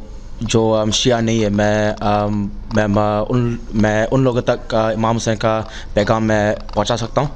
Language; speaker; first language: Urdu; early bilingual, heritage; Urdu